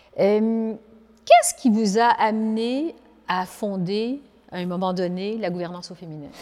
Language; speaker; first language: French; native; French